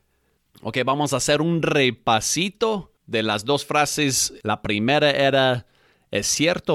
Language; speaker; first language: Spanish; non-native, fluent; English